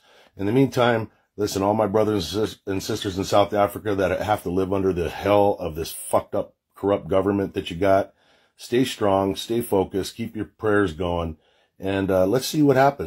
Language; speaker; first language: English; native; English